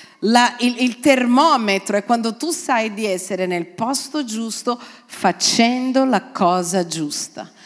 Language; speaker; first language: Italian; non-native, fluent; Portuguese